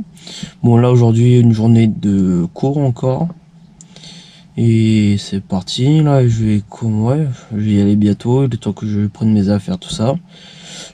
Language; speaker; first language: French; native; French